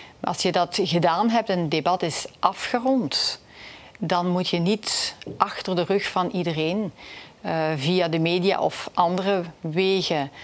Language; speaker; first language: Dutch; native; Dutch